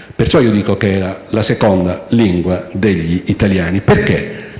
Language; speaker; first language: Italian; native; Italian